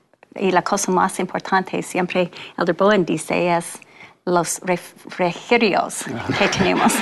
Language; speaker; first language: Spanish; non-native, learner; English